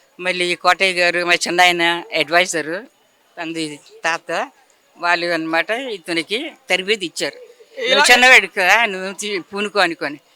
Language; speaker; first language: Telugu; early bilingual, heritage; Telugu